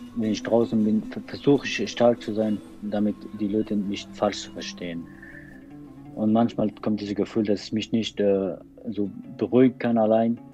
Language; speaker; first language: German; non-native, learner; Persian